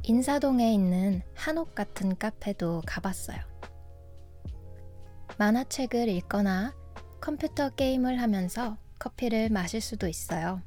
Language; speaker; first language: Korean; non-native, fluent; English